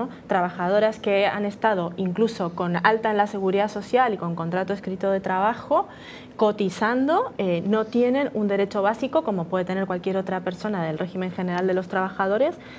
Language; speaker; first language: Spanish; native; Spanish